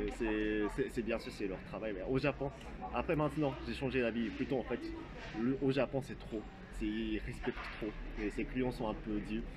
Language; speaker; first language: French; non-native, fluent; Japanese